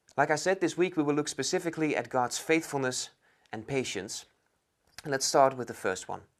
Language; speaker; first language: English; non-native, fluent; Dutch